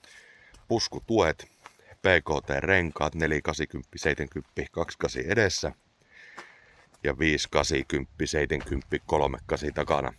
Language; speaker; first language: Finnish; native; Finnish